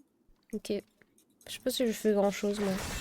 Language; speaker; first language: French; native; French